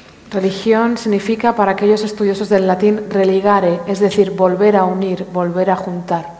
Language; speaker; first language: Spanish; native; Spanish